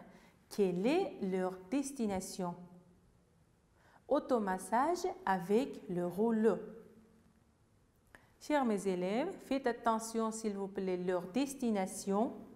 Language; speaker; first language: French; non-native, fluent; Uzbek